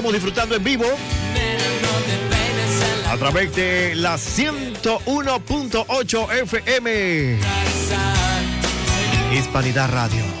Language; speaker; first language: Spanish; native; Spanish